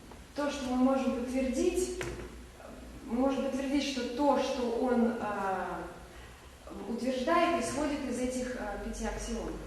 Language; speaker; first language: Russian; native; Russian